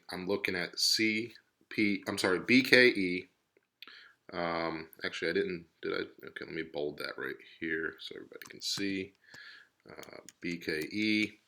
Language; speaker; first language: English; native; English